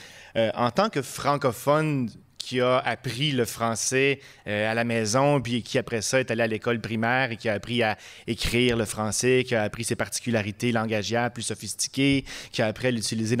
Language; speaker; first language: French; native; French